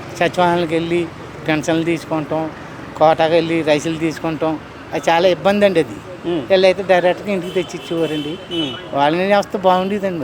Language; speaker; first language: Telugu; native; Telugu